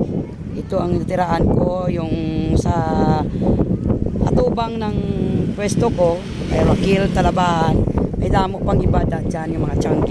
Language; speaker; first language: Filipino; non-native, local second language; Hiligaynon